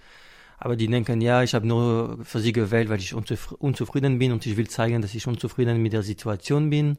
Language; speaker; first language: German; non-native, fluent; French